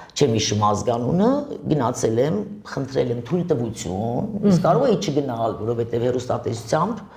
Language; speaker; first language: Armenian; native; Armenian